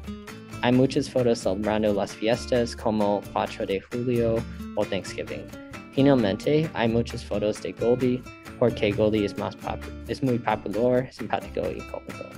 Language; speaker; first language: Spanish; non-native, learner; English